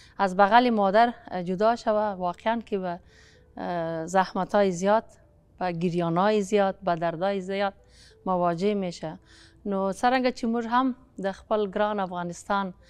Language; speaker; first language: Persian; non-native, local second language; Pashto